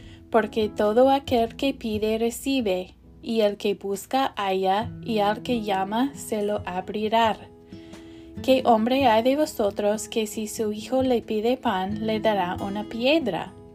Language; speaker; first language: Spanish; non-native, learner; English